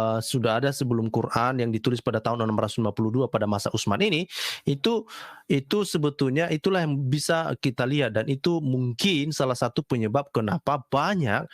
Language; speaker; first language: Indonesian; native; Indonesian